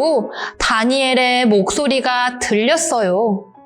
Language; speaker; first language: Korean; native; Korean